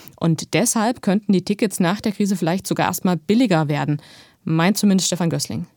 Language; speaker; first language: German; native; German